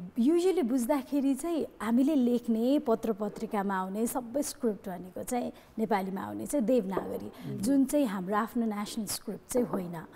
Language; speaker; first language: Nepali; non-native, local second language; Newari